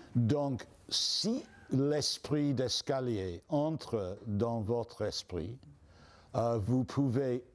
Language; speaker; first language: French; non-native, fluent; English